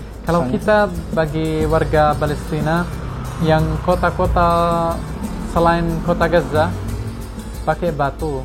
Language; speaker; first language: Indonesian; non-native, fluent; Arabic